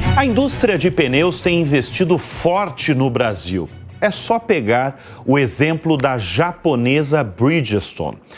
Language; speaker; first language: Portuguese; native; Portuguese